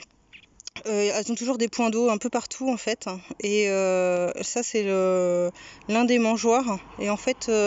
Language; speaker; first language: French; native; French